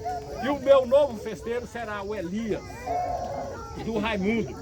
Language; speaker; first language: Portuguese; native; Portuguese